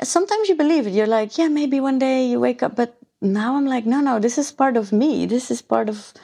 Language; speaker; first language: English; non-native, fluent; Dutch